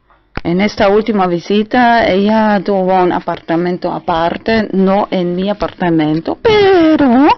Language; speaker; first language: Spanish; non-native, fluent; German